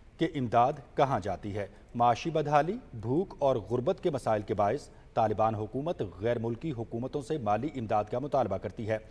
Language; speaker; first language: Urdu; native; Urdu